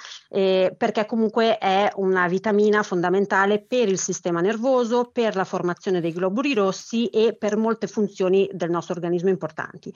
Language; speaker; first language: Italian; native; Italian